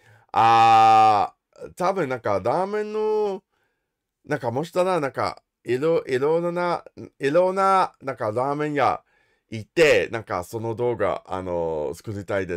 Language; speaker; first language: Japanese; non-native, learner; English